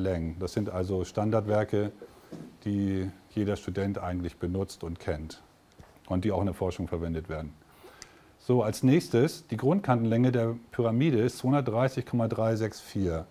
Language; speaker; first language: German; native; German